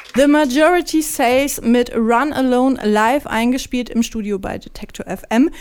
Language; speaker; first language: German; native; German